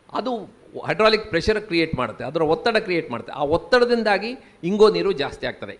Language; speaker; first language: Kannada; native; Kannada